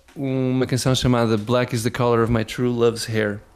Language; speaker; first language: Portuguese; native; Portuguese